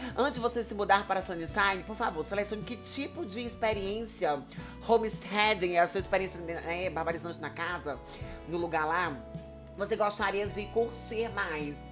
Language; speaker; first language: Portuguese; native; Portuguese